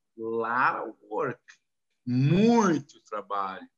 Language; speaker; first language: Portuguese; non-native, learner; Arabic